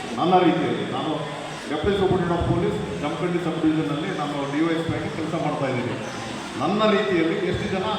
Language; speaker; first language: Kannada; non-native, local second language; Urdu